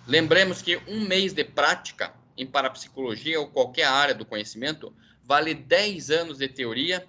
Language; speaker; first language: Portuguese; native; Portuguese